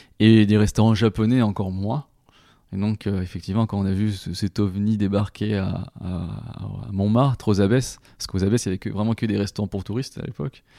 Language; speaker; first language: French; native; French